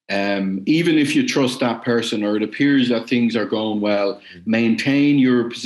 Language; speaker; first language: English; native; English